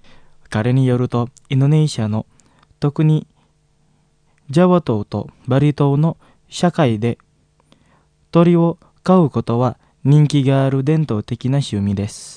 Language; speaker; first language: Japanese; non-native, fluent; Indonesian